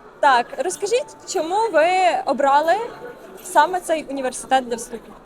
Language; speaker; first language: Ukrainian; native; Ukrainian